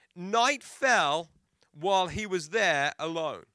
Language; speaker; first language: English; native; English